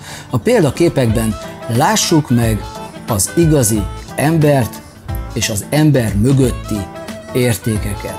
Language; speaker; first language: Hungarian; native; Hungarian